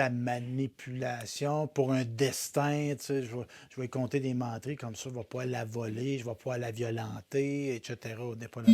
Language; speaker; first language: French; native; French